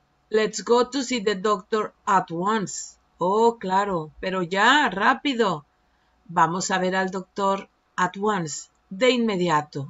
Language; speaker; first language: English; non-native, fluent; Spanish